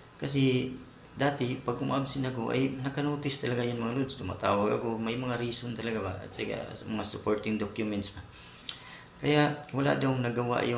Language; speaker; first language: Filipino; non-native, local second language; Cebuano